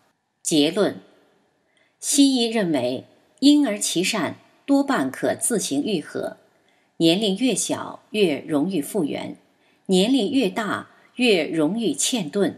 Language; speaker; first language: Chinese; native; Chinese